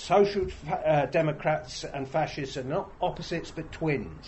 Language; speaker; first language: English; native; English